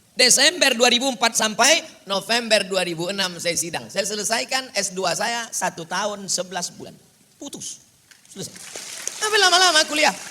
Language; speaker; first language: Indonesian; native; Indonesian